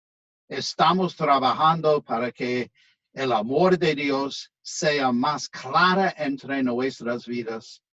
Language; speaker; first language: Spanish; non-native, fluent; English